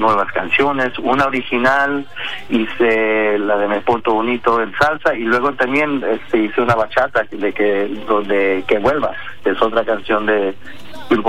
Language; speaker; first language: Spanish; early bilingual, heritage; Spanish